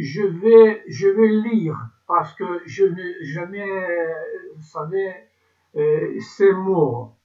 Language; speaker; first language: French; non-native, learner; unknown